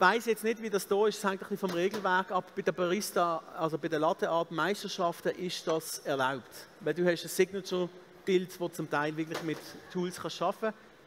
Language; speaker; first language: German; native; German